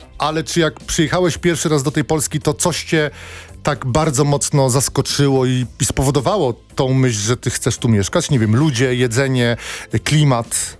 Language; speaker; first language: Polish; native; Polish